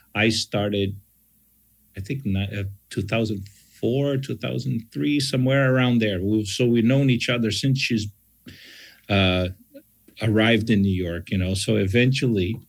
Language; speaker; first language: English; non-native, fluent; Portuguese